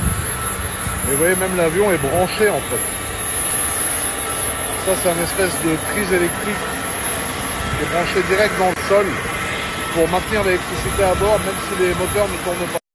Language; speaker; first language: French; native; French